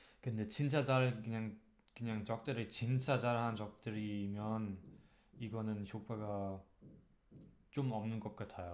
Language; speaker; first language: Korean; non-native, learner; German